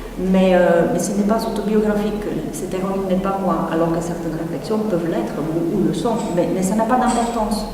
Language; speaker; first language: French; non-native, fluent; Czech